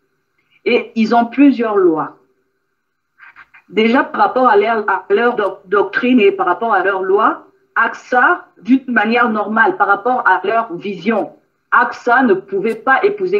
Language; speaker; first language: French; non-native, local second language; Lingala